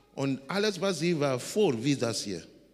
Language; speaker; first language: German; non-native, learner; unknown